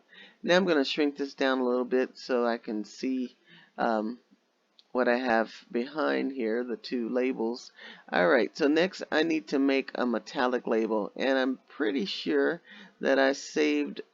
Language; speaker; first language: English; native; English